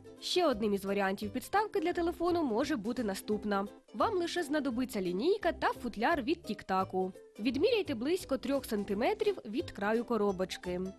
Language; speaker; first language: Ukrainian; native; Ukrainian